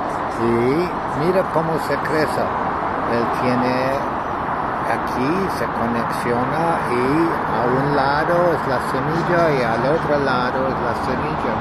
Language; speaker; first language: Spanish; non-native, learner; English